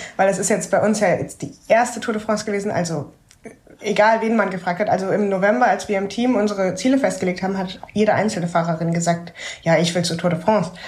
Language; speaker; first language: German; native; German